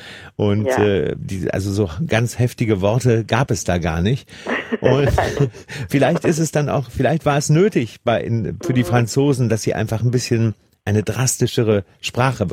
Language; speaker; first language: German; native; German